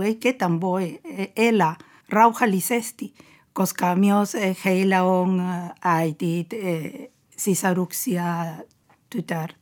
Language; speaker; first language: Finnish; non-native, fluent; Spanish